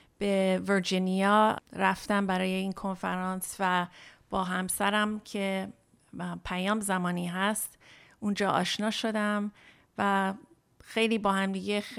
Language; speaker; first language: Persian; early bilingual, heritage; Persian